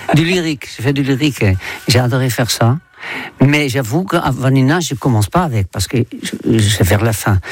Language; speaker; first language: French; non-native, fluent; Dutch